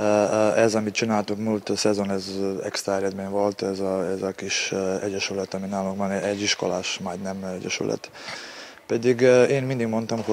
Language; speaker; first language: Hungarian; non-native, learner; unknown